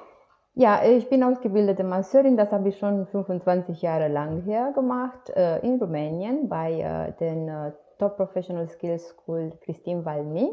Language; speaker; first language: German; non-native, fluent; Romanian